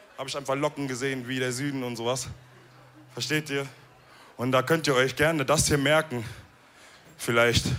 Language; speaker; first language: German; early bilingual, other home language; Wolof